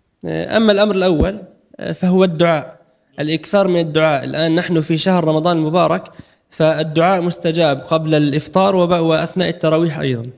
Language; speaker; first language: Arabic; native; Arabic